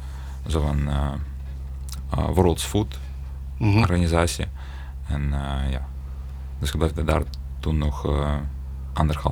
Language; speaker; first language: Dutch; non-native, learner; Ukrainian